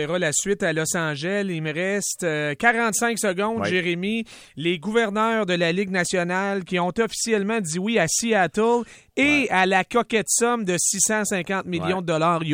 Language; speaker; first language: French; native; French